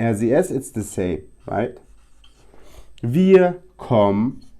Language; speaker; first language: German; non-native, fluent; Turkish